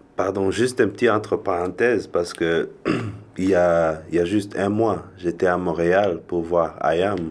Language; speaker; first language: French; non-native, local second language; Kinyarwanda